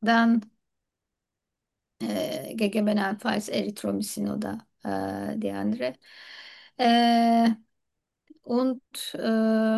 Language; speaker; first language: German; non-native, learner; Turkish